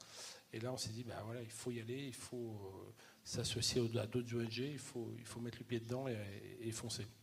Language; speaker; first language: French; native; French